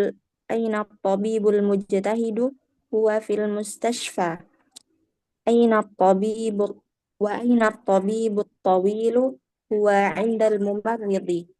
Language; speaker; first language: Arabic; non-native, learner; Indonesian